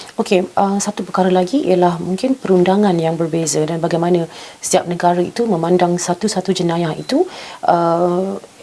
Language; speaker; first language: Malay; native; Malay